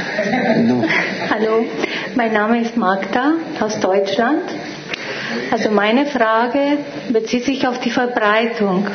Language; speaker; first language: German; non-native, fluent; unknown